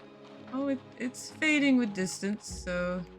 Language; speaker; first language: English; native; English